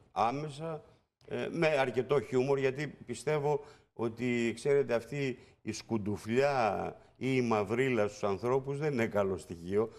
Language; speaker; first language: Greek; native; Greek